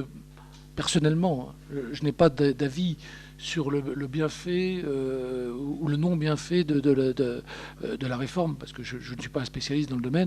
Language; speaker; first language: French; native; French